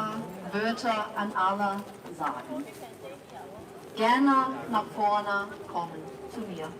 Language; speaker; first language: German; non-native, fluent; Cantonese